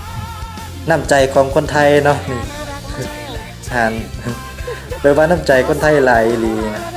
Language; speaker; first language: Thai; non-native, local second language; Northeastern Thai